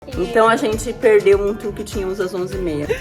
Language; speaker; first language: Portuguese; native; Portuguese